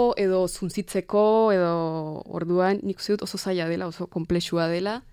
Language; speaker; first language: Basque; non-native, fluent; Spanish